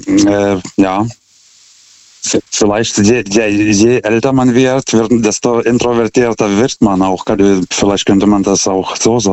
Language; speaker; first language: German; non-native, fluent; Lithuanian